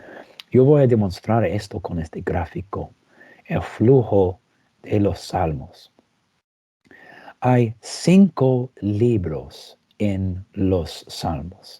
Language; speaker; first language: Spanish; non-native, fluent; English